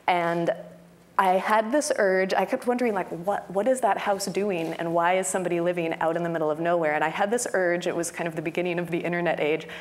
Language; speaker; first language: English; native; English